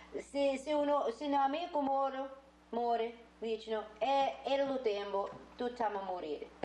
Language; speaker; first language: Italian; early bilingual, heritage; Italian